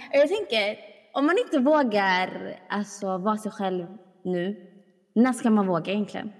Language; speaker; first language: Swedish; early bilingual, other home language; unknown